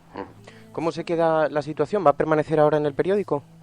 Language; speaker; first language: Spanish; native; Spanish